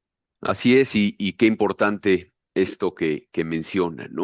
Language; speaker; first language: Spanish; native; Spanish